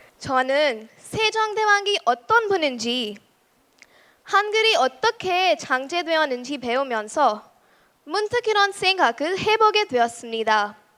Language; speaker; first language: Korean; non-native, fluent; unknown